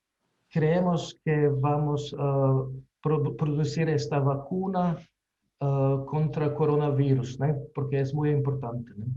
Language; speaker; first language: Spanish; non-native, fluent; Slovenian